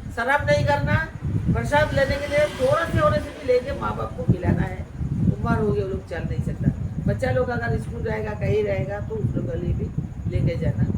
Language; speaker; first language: Hindi; non-native, local second language; Bangla